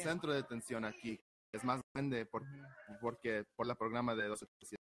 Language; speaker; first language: Spanish; early bilingual, heritage; Spanish